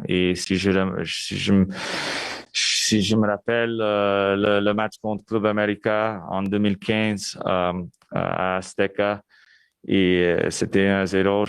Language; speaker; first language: French; non-native, local second language; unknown